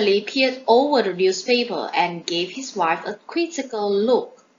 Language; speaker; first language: English; non-native, local second language; Chinese